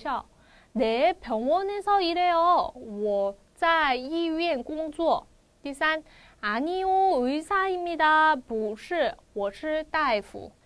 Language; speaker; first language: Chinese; non-native, fluent; Korean